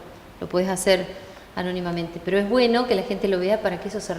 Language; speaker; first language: Spanish; native; Spanish